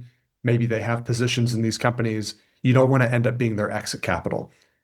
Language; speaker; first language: English; native; English